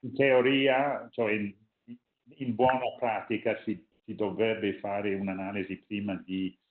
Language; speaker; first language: Italian; non-native, fluent; English